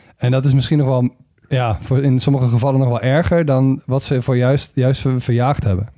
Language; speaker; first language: Dutch; native; Dutch